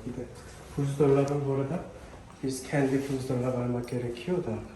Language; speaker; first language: Turkish; non-native, learner; Korean